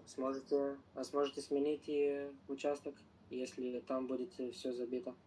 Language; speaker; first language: Russian; non-native, local second language; Romanian